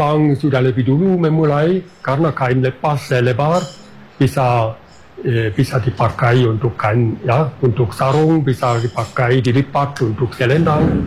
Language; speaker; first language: Indonesian; non-native, fluent; German